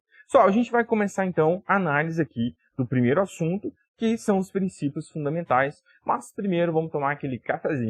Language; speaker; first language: Portuguese; native; Portuguese